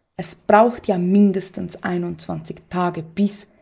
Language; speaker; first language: German; non-native, fluent; Portuguese